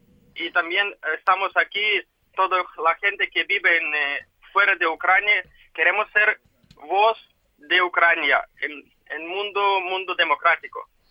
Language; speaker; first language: Spanish; non-native, learner; Ukrainian